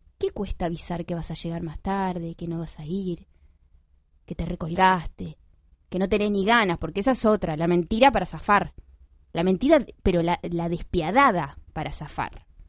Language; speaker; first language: Spanish; native; Spanish